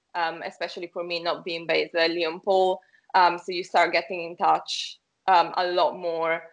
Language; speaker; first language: English; non-native, fluent; Italian